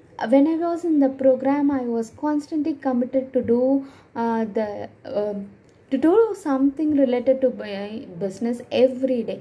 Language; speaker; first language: English; non-native, local second language; Tamil